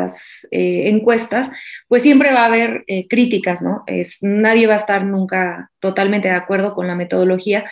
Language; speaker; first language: Spanish; native; Spanish